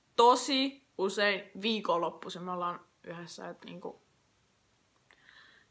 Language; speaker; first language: Finnish; native; Finnish